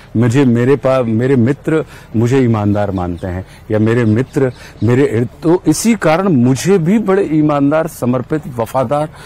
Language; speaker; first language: Hindi; native; Hindi